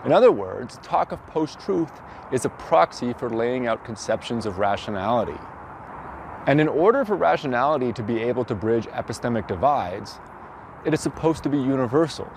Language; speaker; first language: English; native; English